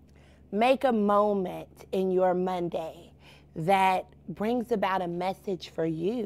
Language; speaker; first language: English; native; English